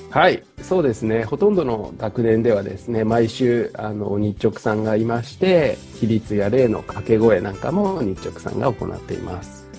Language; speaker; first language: Japanese; native; Japanese